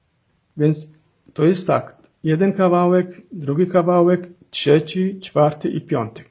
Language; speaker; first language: Polish; non-native, fluent; Somali